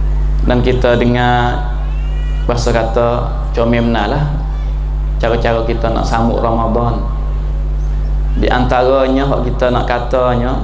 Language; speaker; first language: Malay; native; Malay